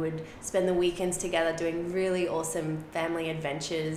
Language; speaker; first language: English; non-native, local second language; Spanish